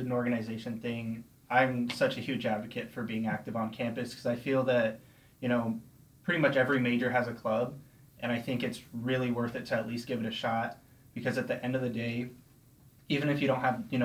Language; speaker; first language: English; native; English